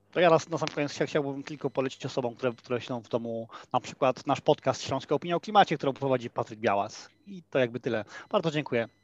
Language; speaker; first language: Polish; native; Polish